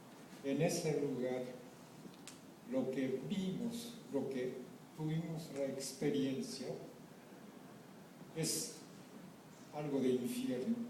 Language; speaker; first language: Spanish; non-native, fluent; Japanese